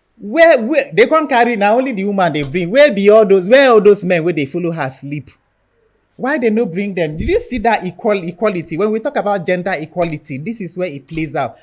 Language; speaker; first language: Nigerian Pidgin; non-native, local second language; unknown